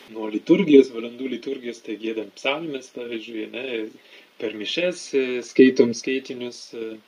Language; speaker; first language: Lithuanian; non-native, fluent; French